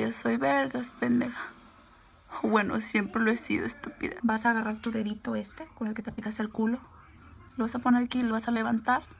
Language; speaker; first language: Spanish; early bilingual, heritage; Spanish